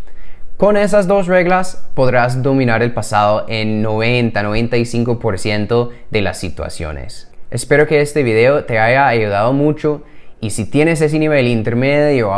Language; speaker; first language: Spanish; non-native, fluent; English